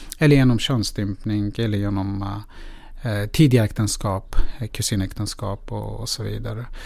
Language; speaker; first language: Swedish; non-native, fluent; Persian